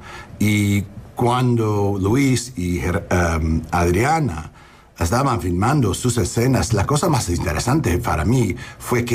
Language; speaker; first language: Spanish; non-native, learner; English